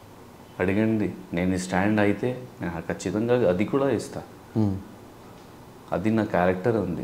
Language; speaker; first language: Telugu; non-native, learner; Hindi